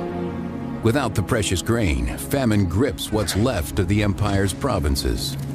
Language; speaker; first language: English; native; English